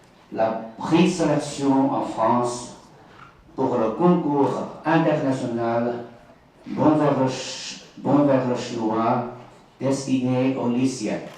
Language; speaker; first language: French; non-native, fluent; Chinese